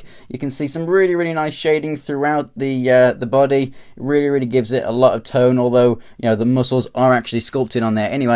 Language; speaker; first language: English; native; English